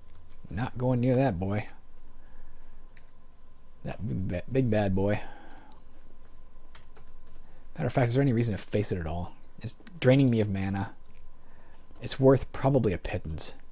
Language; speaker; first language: English; native; English